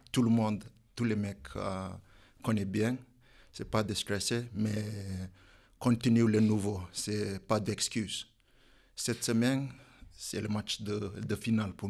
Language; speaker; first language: French; non-native, learner; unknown